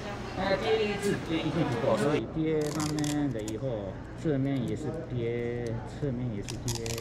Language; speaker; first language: Chinese; non-native, learner; Japanese